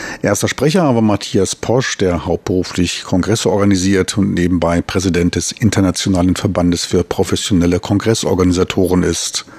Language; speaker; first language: German; native; German